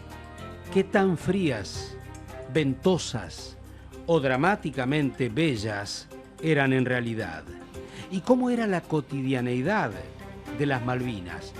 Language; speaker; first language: Spanish; native; Spanish